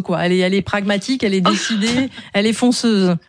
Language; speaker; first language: French; native; French